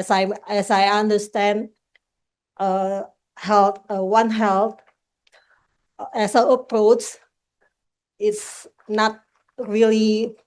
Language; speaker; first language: English; non-native, local second language; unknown